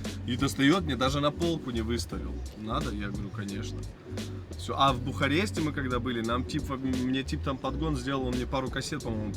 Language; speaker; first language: Russian; native; Russian